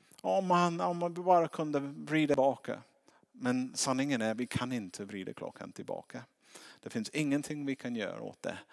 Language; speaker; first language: Swedish; non-native, fluent; English